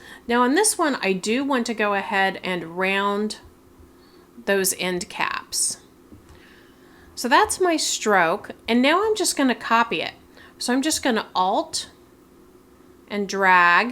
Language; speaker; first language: English; native; English